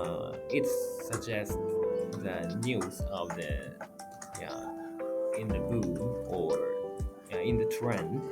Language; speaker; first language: English; non-native, learner; Japanese